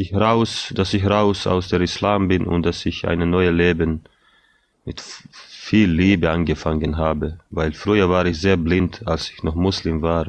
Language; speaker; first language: German; non-native, fluent; Bosnian